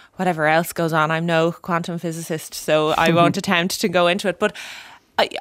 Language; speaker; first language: English; native; English